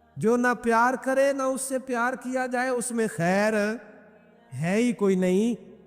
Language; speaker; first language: Urdu; non-native, local second language; Punjabi